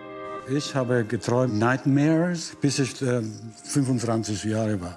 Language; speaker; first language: German; early bilingual, heritage; Italian